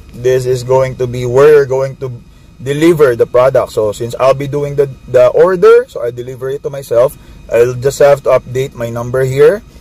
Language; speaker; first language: English; non-native, local second language; Filipino